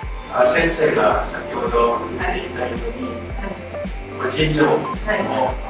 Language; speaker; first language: Japanese; non-native, learner; Indonesian